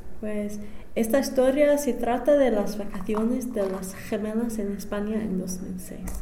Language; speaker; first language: Spanish; non-native, fluent; English